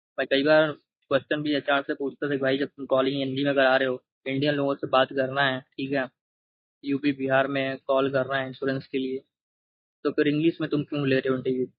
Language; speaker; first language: Hindi; native; Hindi